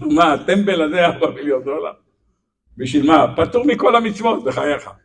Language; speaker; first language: Hebrew; native; Hebrew